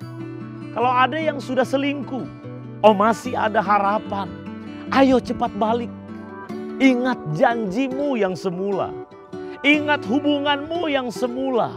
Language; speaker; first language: Indonesian; native; Indonesian